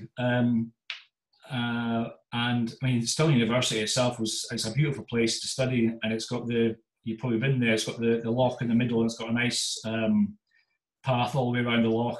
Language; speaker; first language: English; native; English